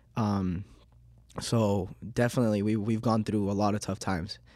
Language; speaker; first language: English; early bilingual, other home language; Spanish